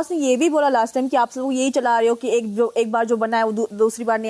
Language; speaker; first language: Hindi; native; Hindi